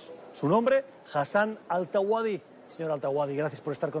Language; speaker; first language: Spanish; native; Spanish